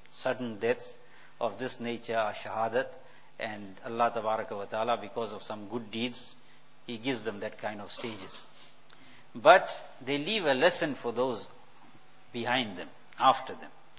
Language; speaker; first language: English; native; English